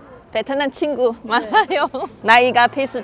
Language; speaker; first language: Korean; non-native, learner; Chinese